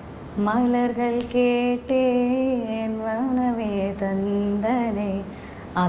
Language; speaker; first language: Telugu; non-native, learner; Malayalam